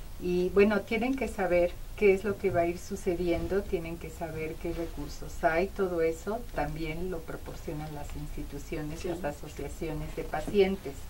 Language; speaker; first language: Spanish; native; Spanish